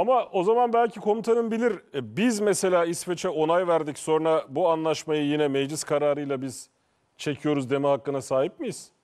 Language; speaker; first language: Turkish; native; Turkish